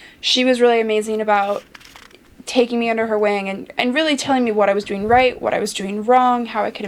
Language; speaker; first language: English; native; English